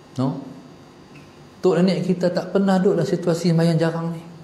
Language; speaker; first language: Malay; native; Malay